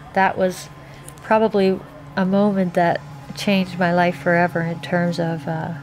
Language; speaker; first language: English; native; English